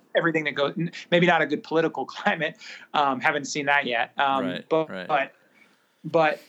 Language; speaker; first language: English; native; English